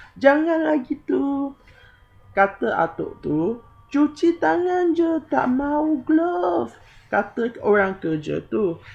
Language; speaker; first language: Malay; non-native, local second language; Chinese